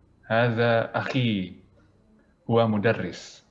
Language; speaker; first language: Arabic; non-native, learner; Indonesian